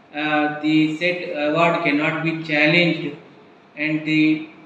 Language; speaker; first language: English; non-native, local second language; Telugu